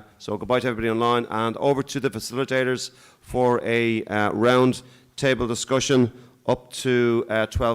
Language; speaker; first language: English; native; English